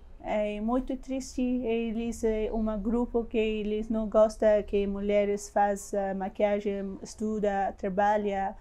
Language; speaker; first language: Portuguese; non-native, learner; Persian